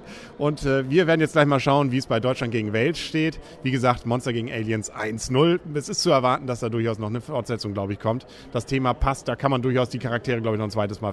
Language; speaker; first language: German; native; German